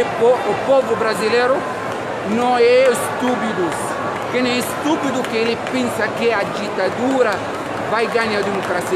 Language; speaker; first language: Portuguese; non-native, learner; Arabic